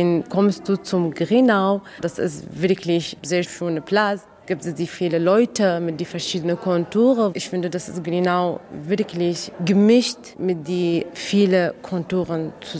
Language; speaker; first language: German; non-native, learner; Kurdish